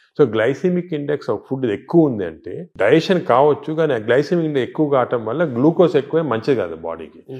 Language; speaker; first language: Telugu; native; Telugu